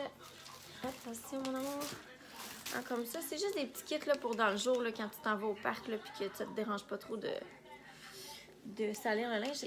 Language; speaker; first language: French; native; French